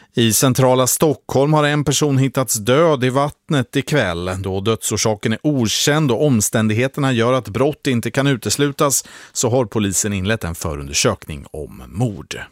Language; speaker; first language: Swedish; native; Swedish